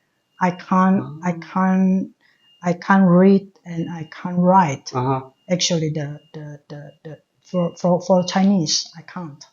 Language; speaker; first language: English; non-native, learner; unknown